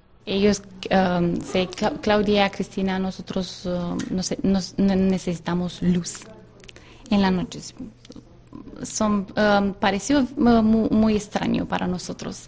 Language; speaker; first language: Spanish; non-native, learner; Romanian